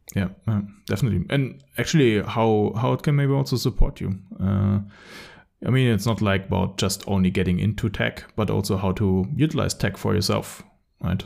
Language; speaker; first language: English; non-native, fluent; German